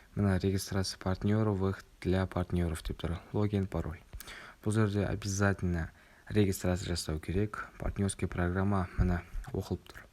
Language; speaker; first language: Russian; non-native, local second language; Kazakh